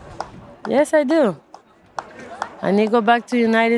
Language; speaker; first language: English; non-native, learner; Spanish